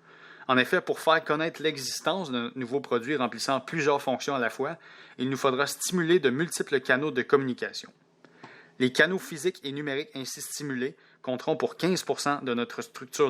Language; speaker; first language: French; native; French